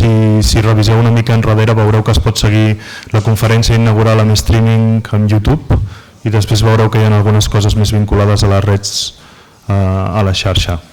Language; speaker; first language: Catalan; native; Catalan